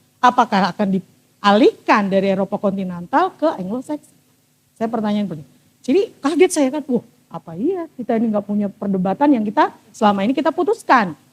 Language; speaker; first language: Indonesian; native; Indonesian